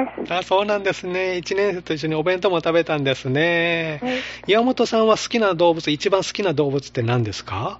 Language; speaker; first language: Japanese; native; Japanese